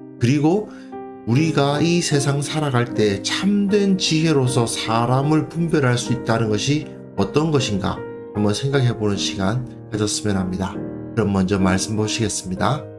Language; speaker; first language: Korean; native; Korean